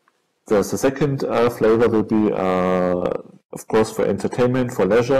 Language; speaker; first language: English; non-native, fluent; German